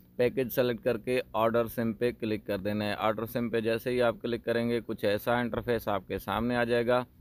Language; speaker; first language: Urdu; native; Urdu